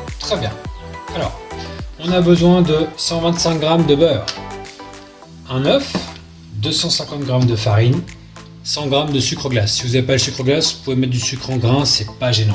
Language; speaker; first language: French; native; French